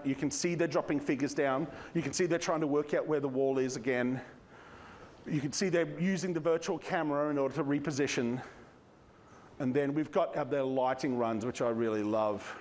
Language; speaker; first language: English; native; English